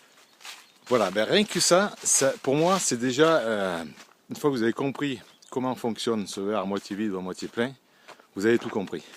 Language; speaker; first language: French; native; French